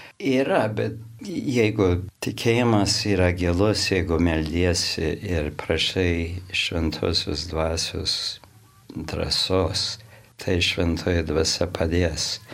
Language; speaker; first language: Lithuanian; early bilingual, heritage; Lithuanian